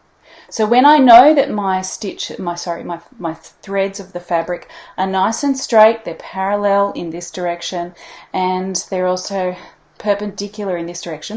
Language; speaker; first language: English; native; English